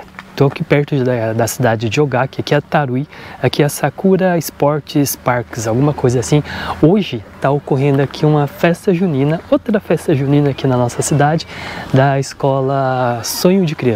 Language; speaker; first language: Portuguese; native; Portuguese